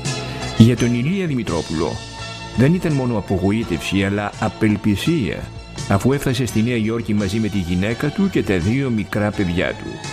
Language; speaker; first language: Greek; native; Greek